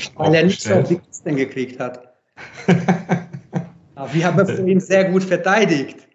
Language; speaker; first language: German; non-native, fluent; Hungarian